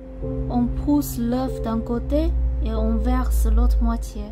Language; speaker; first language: French; non-native, fluent; Chinese